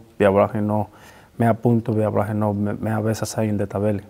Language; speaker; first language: German; non-native, learner; Spanish